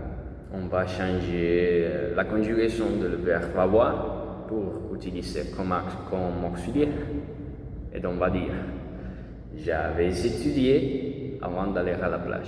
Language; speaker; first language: French; non-native, learner; Spanish